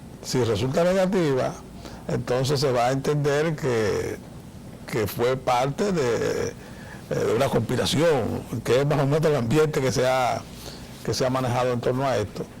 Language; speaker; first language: Spanish; native; Spanish